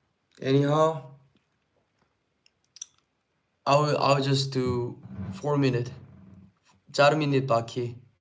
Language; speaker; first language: English; non-native, fluent; Korean